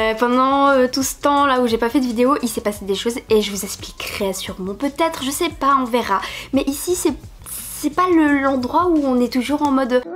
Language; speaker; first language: French; native; French